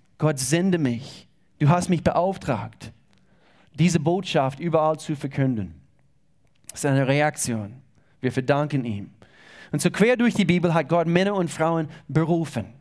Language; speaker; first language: German; non-native, fluent; English